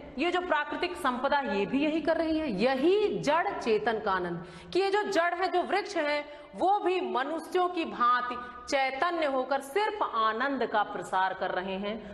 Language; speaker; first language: Hindi; native; Hindi